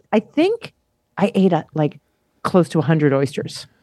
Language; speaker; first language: English; native; English